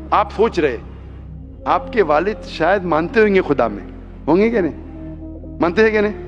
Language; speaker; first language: Hindi; non-native, local second language; Konkani